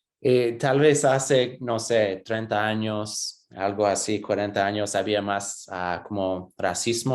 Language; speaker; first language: Spanish; non-native, fluent; English